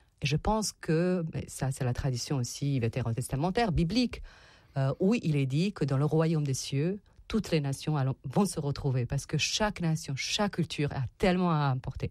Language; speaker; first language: French; non-native, fluent; Serbian